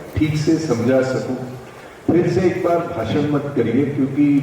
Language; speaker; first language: Hindi; non-native, local second language; Marathi